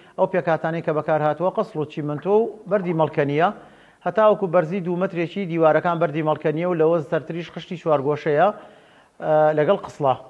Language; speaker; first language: Central Kurdish; native; Central Kurdish